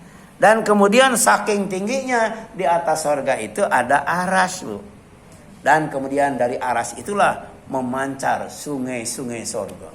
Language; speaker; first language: Indonesian; native; Indonesian